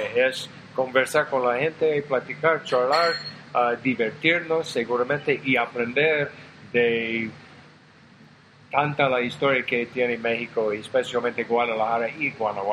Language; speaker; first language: Spanish; non-native, fluent; English